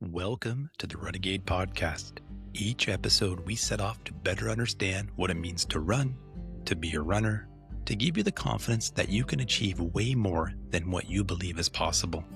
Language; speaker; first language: English; native; English